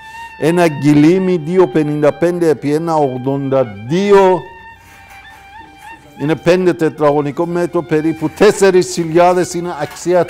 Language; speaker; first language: Greek; non-native, learner; Persian